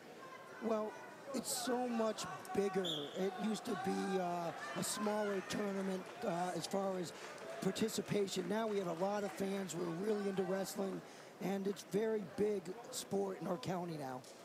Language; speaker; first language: English; native; English